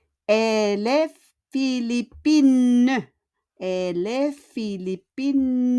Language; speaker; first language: French; non-native, fluent; Filipino